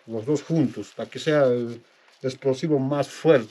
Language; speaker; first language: Spanish; native; Spanish